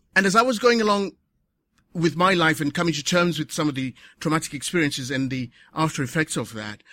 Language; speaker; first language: English; non-native, local second language; Shona